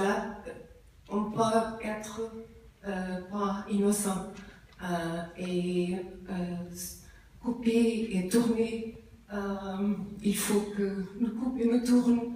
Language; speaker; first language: French; non-native, learner; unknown